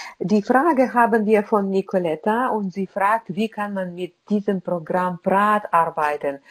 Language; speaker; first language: German; non-native, fluent; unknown